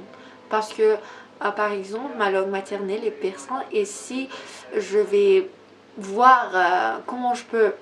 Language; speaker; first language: French; non-native, learner; Persian